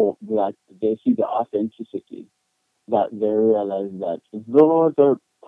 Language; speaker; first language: English; non-native, local second language; Jamaican Creole English